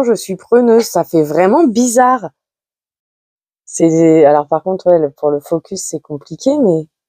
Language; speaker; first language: French; native; French